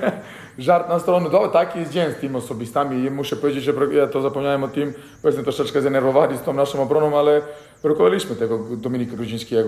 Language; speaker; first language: Polish; non-native, fluent; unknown